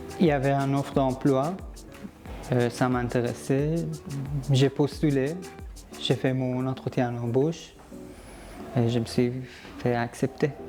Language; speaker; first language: French; non-native, fluent; Persian